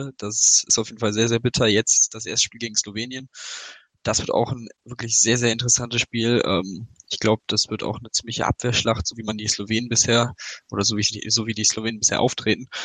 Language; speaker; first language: German; native; German